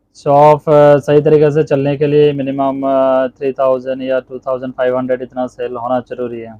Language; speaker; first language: Urdu; non-native, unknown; Bangla